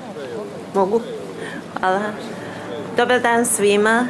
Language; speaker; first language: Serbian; non-native, learner; Chinese